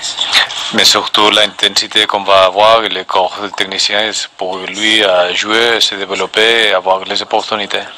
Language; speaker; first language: French; non-native, fluent; Spanish